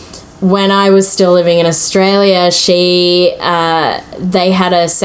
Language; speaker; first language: English; native; English